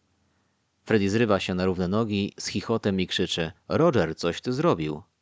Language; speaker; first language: Polish; native; Polish